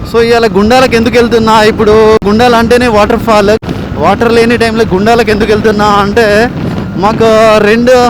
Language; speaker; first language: Telugu; non-native, local second language; Gondi